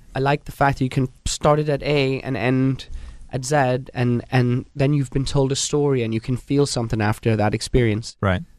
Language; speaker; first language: English; non-native, fluent; Danish